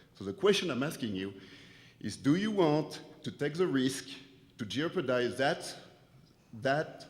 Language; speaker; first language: English; non-native, fluent; French